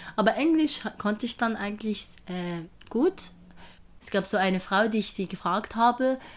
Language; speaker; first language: German; non-native, fluent; Arabic